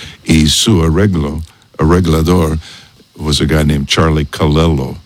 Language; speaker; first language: Spanish; non-native, learner; English